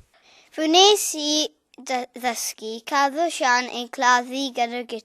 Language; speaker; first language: Welsh; non-native, local second language; English